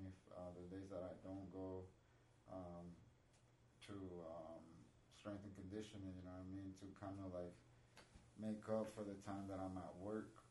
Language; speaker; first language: English; non-native, fluent; Spanish